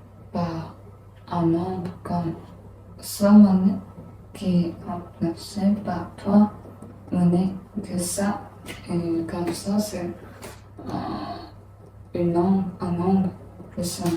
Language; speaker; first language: French; non-native, learner; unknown